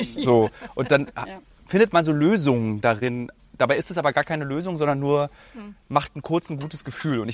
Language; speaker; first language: German; native; German